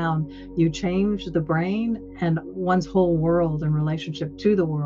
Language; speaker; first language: English; native; English